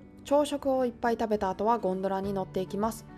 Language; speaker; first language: Japanese; native; Japanese